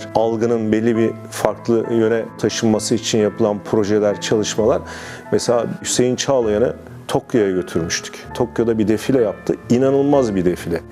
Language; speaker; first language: Turkish; native; Turkish